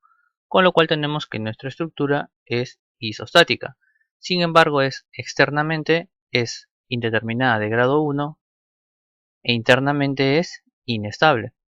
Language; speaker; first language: Spanish; native; Spanish